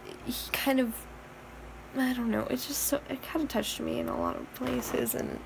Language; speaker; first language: English; native; English